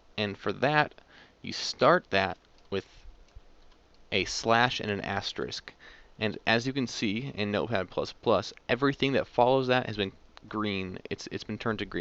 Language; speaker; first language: English; native; English